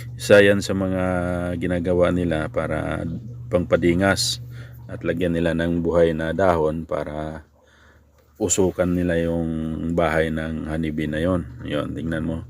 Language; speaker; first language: Filipino; non-native, local second language; Cebuano